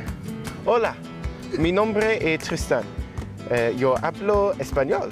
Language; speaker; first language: Spanish; non-native, learner; Welsh